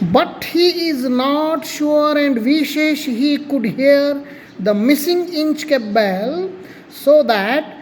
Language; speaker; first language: English; non-native, local second language; Marathi